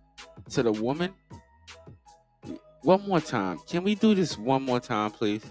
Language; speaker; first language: English; native; English